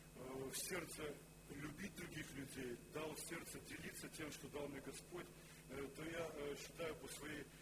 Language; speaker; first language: Russian; non-native, local second language; Lithuanian